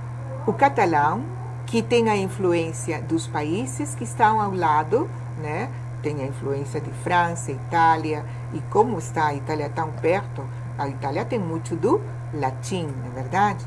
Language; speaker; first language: Portuguese; non-native, fluent; Spanish